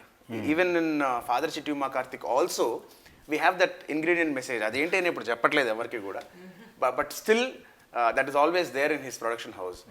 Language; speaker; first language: Telugu; native; Telugu